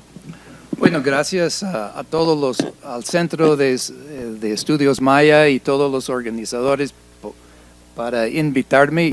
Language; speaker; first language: Spanish; non-native, fluent; English